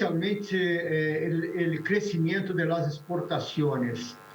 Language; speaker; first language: Spanish; non-native, fluent; Portuguese